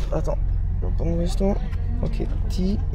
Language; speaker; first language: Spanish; non-native, fluent; French